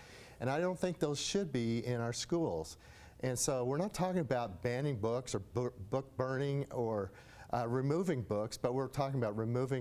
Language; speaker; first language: English; native; English